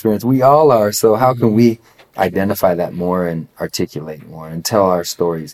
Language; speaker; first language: English; native; English